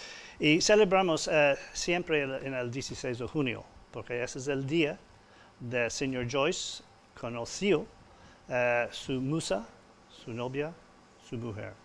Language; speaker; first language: Spanish; non-native, fluent; English